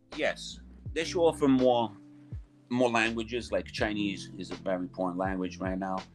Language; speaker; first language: English; non-native, fluent; Italian